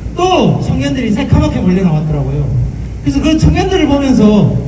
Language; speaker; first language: Korean; native; Korean